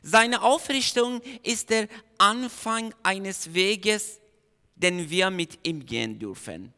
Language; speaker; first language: German; non-native, fluent; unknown